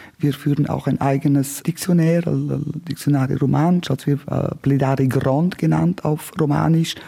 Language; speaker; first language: German; non-native, local second language; Romansh